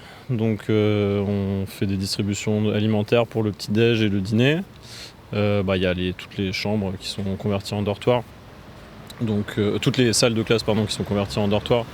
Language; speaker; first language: French; native; French